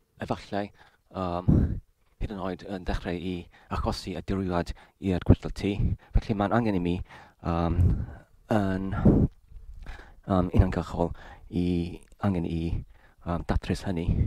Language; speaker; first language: Welsh; non-native, learner; English